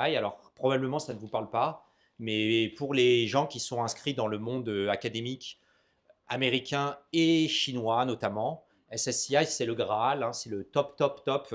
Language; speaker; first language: French; native; French